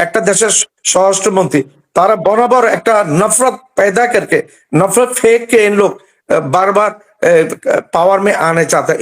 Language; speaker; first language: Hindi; non-native, learner; Bangla